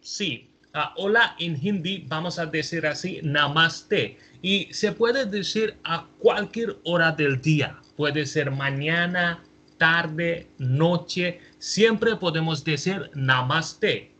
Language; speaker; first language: Spanish; non-native, fluent; Hindi